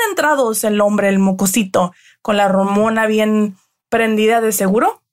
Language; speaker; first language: Spanish; early bilingual, other home language; English